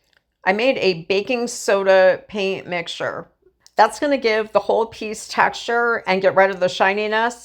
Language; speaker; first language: English; native; English